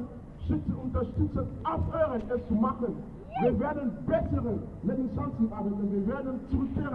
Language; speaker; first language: German; non-native, fluent; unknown